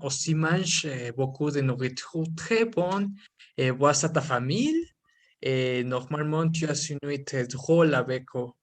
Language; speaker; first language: French; non-native, learner; Spanish